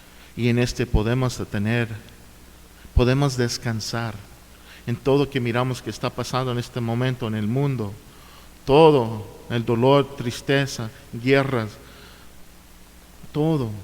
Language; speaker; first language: Spanish; non-native, fluent; English